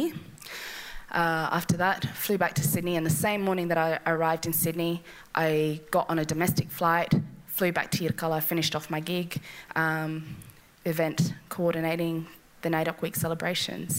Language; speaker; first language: English; native; English